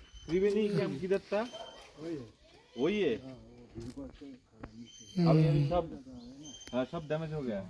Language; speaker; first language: Hindi; non-native, local second language; Bangla